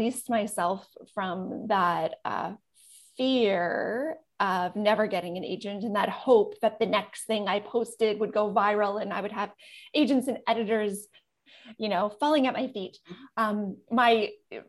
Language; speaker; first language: English; native; English